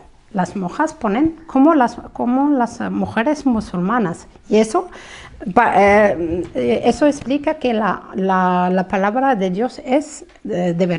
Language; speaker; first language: Spanish; non-native, fluent; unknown